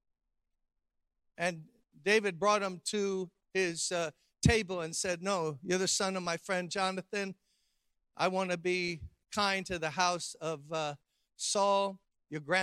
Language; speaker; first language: English; native; English